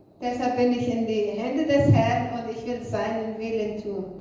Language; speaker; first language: German; non-native, fluent; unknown